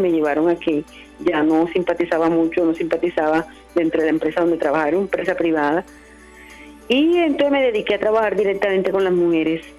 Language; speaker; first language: Spanish; native; Spanish